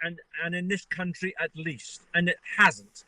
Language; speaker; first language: English; native; English